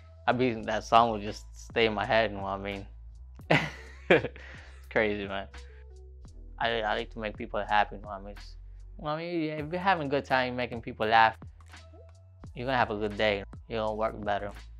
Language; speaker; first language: English; non-native, fluent; Spanish